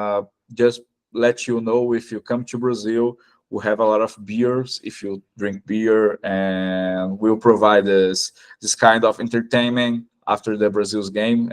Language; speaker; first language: English; non-native, fluent; Portuguese